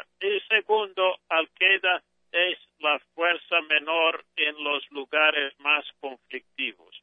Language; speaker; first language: Spanish; non-native, fluent; English